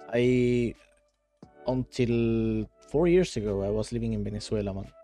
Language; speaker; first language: English; non-native, fluent; Spanish